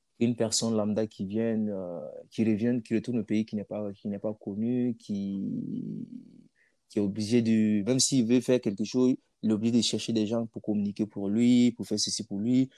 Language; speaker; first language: French; non-native, local second language; Mossi